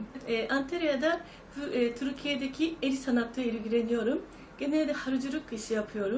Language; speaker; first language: Turkish; non-native, fluent; Japanese